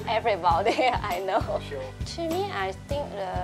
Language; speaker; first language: English; non-native, learner; Chinese